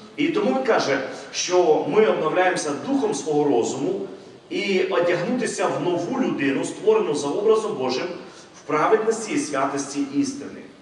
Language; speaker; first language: Ukrainian; non-native, local second language; Russian